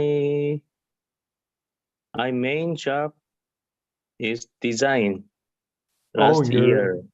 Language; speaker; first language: English; non-native, learner; Korean